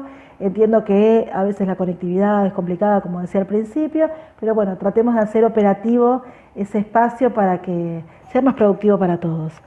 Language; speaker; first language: Spanish; native; Spanish